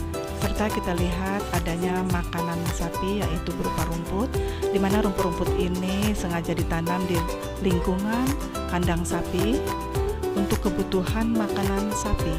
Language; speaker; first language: Indonesian; native; Indonesian